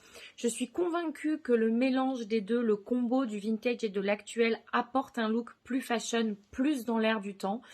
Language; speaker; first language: French; native; French